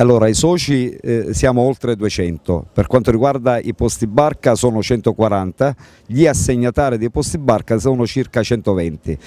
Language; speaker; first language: Italian; native; Italian